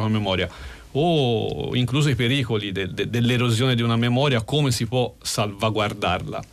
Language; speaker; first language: Italian; native; Italian